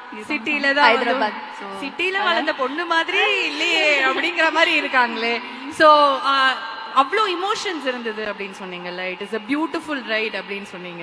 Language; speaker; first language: Tamil; native; Tamil